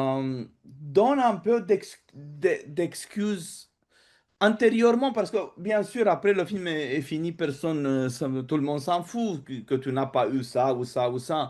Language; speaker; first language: French; non-native, fluent; Romanian